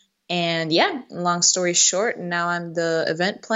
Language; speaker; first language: English; early bilingual, other home language; Spanish